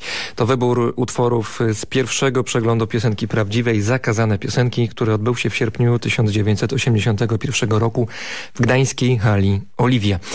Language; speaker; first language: Polish; native; Polish